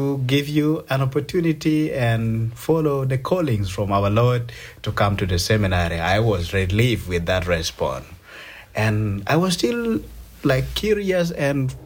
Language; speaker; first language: English; non-native, local second language; Acoli